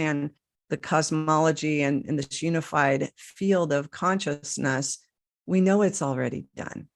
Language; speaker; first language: English; native; English